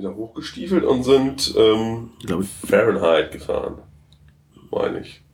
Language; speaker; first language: German; native; German